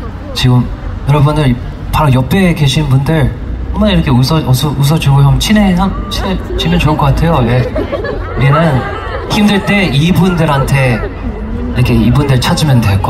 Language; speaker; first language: Korean; non-native, fluent; English